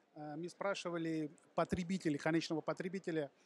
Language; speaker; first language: Russian; non-native, fluent; Sinhala